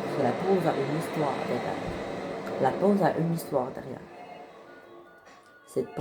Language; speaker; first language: French; native; French